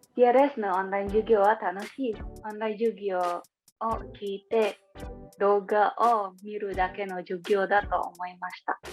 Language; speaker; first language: Japanese; non-native, learner; Indonesian